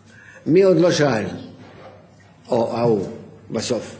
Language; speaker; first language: Hebrew; non-native, fluent; Russian